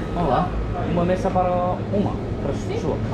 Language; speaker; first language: Portuguese; non-native, learner; English